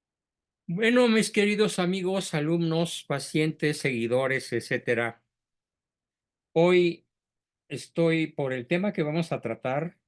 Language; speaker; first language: Spanish; native; Spanish